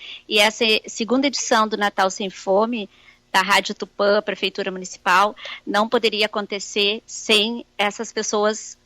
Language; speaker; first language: Portuguese; native; Portuguese